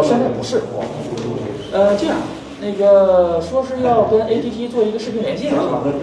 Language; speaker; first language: Chinese; native; Chinese